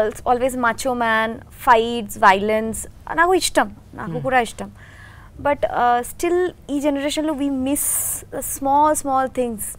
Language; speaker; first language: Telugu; non-native, learner; Bangla